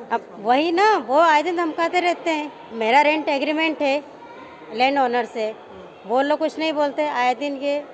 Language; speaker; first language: Hindi; native; Hindi